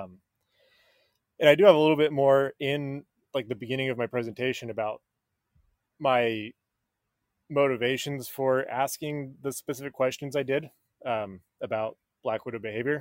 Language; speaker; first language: English; native; English